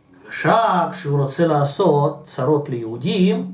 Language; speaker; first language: Hebrew; non-native, fluent; Russian